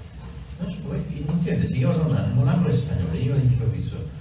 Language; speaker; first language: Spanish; non-native, learner; Italian